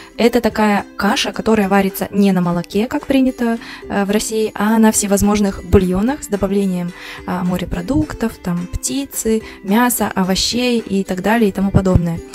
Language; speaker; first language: Russian; native; Russian